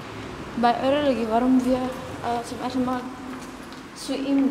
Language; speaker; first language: German; non-native, learner; Indonesian